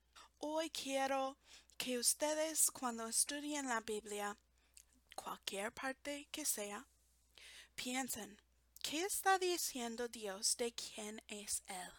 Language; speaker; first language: Spanish; non-native, fluent; English